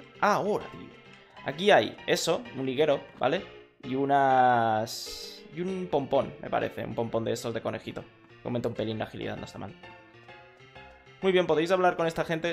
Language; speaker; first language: Spanish; native; Spanish